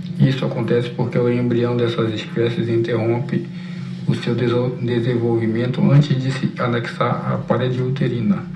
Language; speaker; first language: Portuguese; native; Portuguese